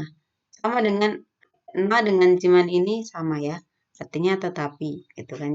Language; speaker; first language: Indonesian; native; Indonesian